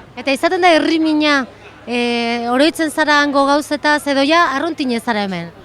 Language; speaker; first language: Basque; native; Basque